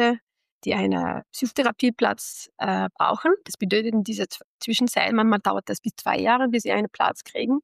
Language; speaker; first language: German; non-native, fluent; Arabic